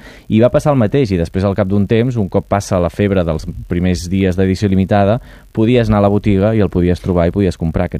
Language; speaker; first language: Catalan; native; Catalan